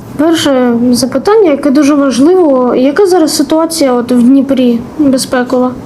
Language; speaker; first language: Ukrainian; native; Ukrainian